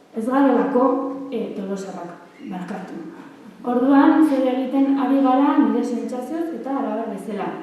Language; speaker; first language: Basque; native; Basque